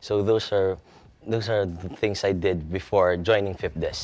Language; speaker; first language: English; non-native, local second language; Filipino